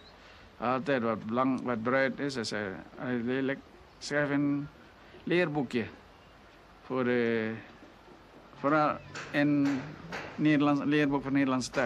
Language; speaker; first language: Dutch; non-native, local second language; Indonesian